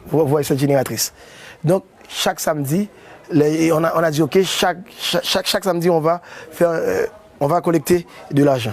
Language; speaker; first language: French; non-native, local second language; Haitian Creole